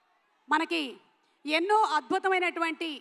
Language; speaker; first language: Telugu; native; Telugu